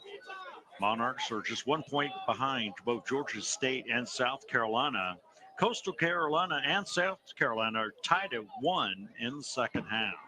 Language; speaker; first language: English; native; English